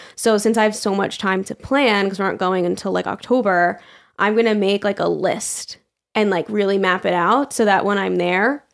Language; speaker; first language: English; early bilingual, other home language; Italian